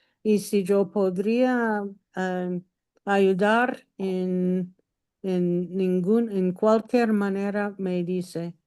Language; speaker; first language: Spanish; non-native, learner; English